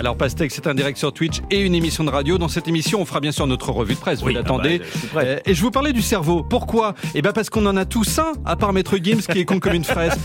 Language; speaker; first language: French; native; French